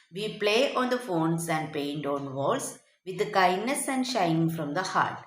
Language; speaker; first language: English; non-native, local second language; Malayalam